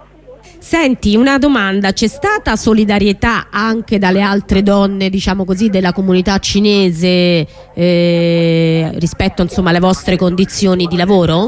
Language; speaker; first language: Italian; native; Italian